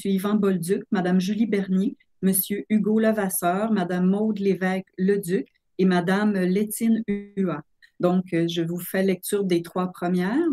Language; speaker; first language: French; native; French